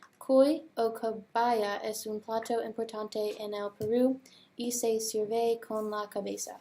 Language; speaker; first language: Spanish; non-native, learner; English